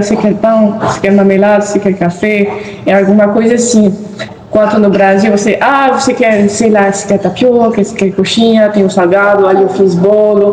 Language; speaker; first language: Portuguese; non-native, fluent; French